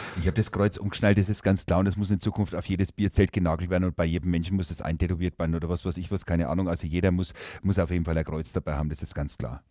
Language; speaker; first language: German; native; German